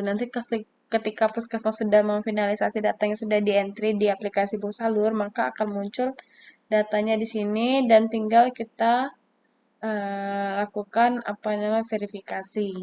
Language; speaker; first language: Indonesian; native; Indonesian